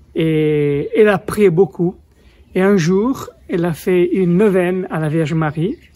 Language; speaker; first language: French; non-native, fluent; Italian